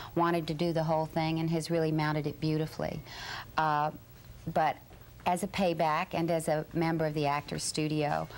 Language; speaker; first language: English; native; English